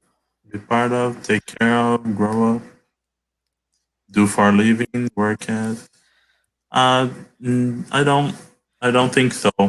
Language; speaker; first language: English; non-native, learner; Portuguese